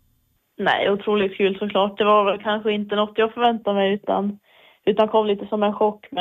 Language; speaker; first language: Swedish; native; Swedish